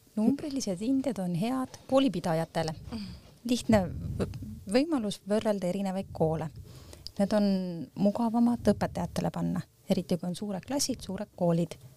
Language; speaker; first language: Estonian; native; Estonian